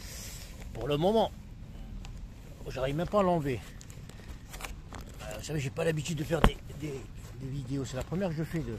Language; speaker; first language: French; non-native, local second language; Arabic